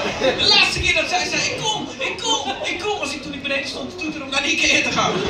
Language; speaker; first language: Dutch; early bilingual, other home language; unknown